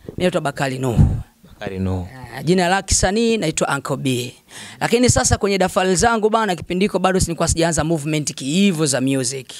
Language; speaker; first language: Swahili; native; Swahili